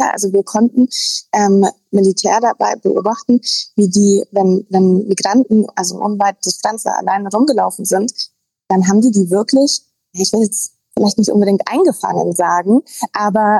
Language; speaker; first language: German; native; German